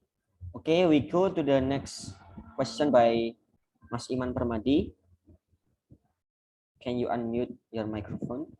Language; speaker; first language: English; non-native, learner; Indonesian